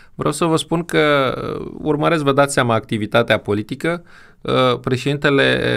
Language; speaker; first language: Romanian; native; Romanian